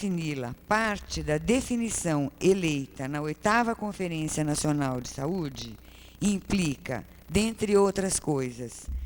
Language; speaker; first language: Portuguese; native; Portuguese